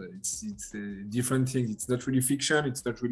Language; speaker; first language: English; non-native, learner; French